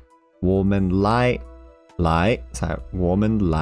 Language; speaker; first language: Chinese; non-native, learner; English